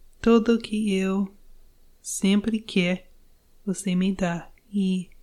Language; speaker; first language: Portuguese; non-native, learner; English